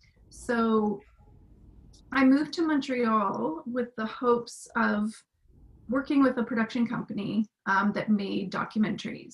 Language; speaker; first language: English; native; English